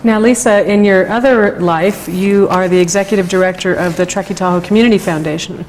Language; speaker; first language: English; native; English